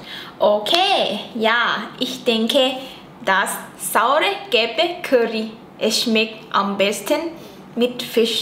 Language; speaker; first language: German; non-native, learner; Thai